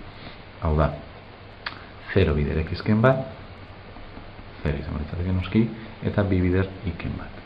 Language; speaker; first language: Basque; native; Basque